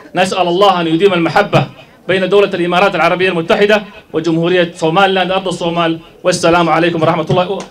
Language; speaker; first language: Arabic; non-native, local second language; Somali